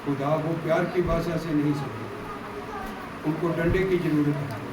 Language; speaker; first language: Hindi; non-native, local second language; Punjabi